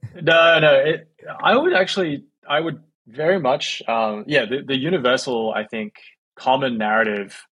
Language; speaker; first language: English; native; English